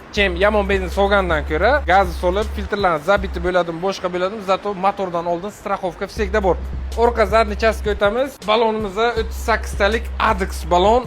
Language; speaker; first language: Uzbek; native; Uzbek